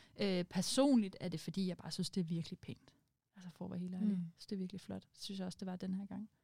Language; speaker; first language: Danish; native; Danish